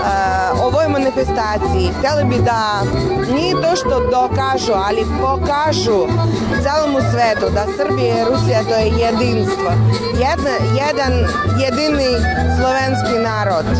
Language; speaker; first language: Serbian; non-native, fluent; Russian